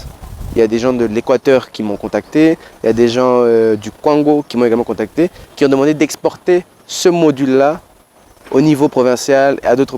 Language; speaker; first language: French; non-native, local second language; Lingala